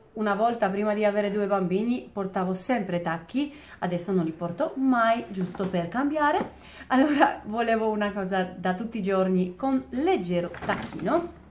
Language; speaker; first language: Italian; non-native, fluent; Polish